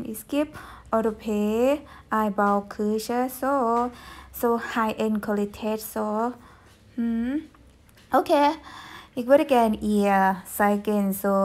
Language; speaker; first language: German; non-native, fluent; Thai